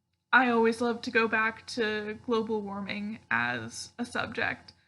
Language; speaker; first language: English; native; English